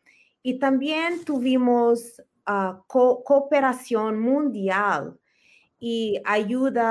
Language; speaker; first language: Spanish; early bilingual, heritage; Spanish